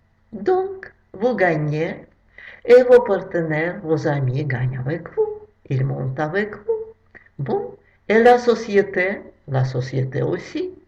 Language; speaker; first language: French; non-native, fluent; Russian